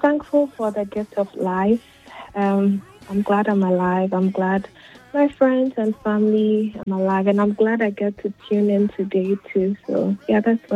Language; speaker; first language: English; non-native, local second language; Akan